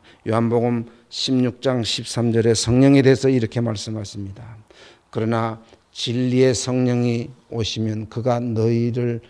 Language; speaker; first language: Korean; native; Korean